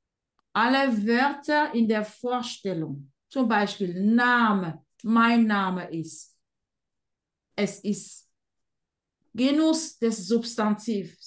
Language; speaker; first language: German; non-native, fluent; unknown